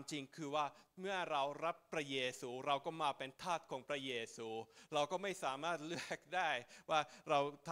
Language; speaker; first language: Thai; non-native, fluent; Finnish